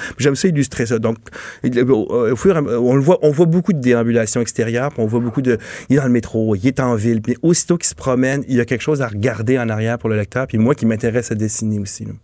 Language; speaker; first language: French; native; French